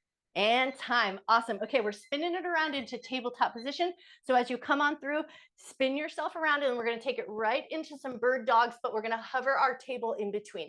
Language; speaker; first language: English; native; English